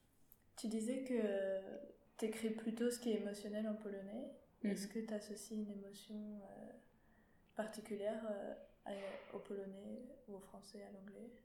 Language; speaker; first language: French; native; French